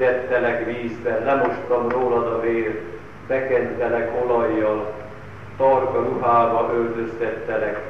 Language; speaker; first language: Hungarian; native; Hungarian